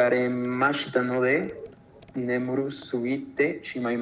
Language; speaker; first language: Japanese; non-native, learner; Spanish